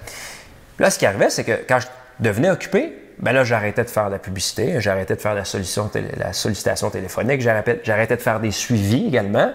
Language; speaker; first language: French; native; French